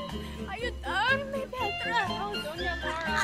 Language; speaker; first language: Spanish; non-native, learner; English